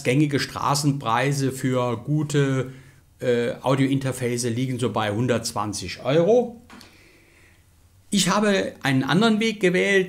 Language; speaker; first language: German; native; German